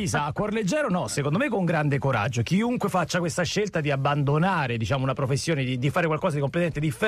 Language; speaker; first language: Italian; native; Italian